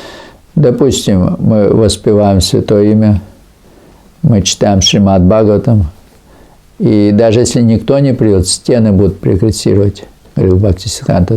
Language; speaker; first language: Russian; native; Russian